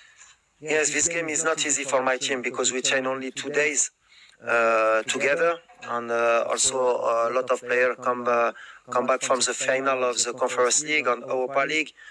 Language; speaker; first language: English; non-native, learner; French